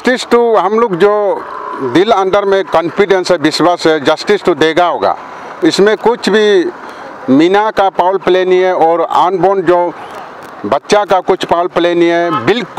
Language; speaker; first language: Hindi; non-native, local second language; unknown